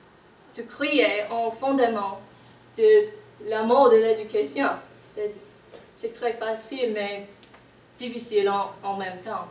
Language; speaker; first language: French; non-native, learner; English